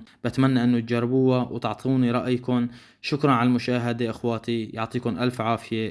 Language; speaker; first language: Arabic; native; Arabic